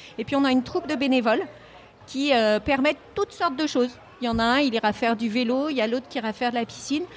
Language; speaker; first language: French; native; French